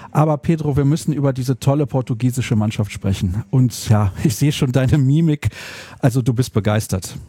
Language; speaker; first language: German; native; German